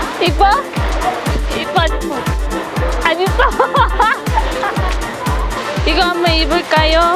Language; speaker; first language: Korean; non-native, learner; Cebuano